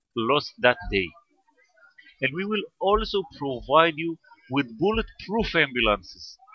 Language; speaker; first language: English; non-native, fluent; Hebrew